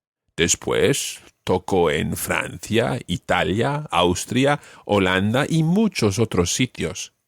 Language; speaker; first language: Spanish; non-native, fluent; English